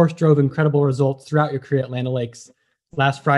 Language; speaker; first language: English; native; English